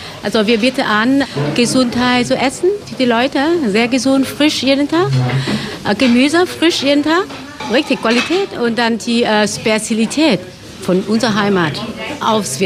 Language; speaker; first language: German; non-native, learner; Vietnamese